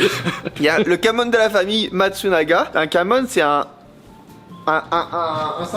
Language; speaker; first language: French; native; French